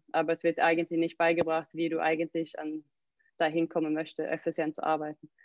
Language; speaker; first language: German; non-native, fluent; Swedish